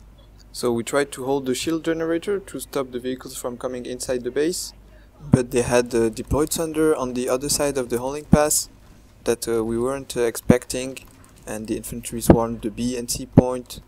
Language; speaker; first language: English; non-native, fluent; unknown